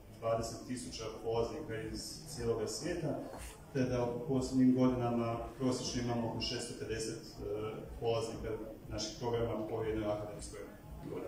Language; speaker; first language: Croatian; native; Croatian